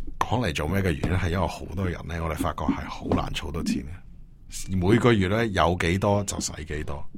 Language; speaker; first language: Cantonese; early bilingual, heritage; Cantonese